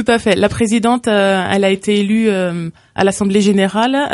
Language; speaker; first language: French; native; French